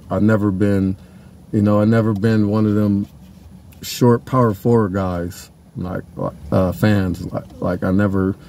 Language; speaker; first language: English; native; English